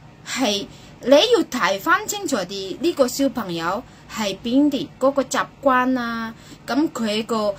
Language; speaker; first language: Cantonese; non-native, fluent; Indonesian